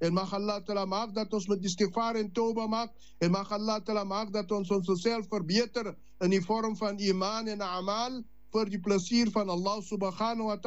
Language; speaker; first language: Dutch; non-native, learner; Afrikaans